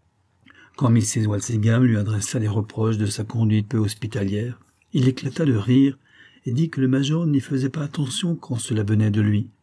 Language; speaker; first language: French; native; French